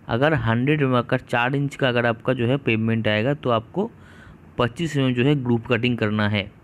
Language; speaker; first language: Hindi; non-native, local second language; Bangla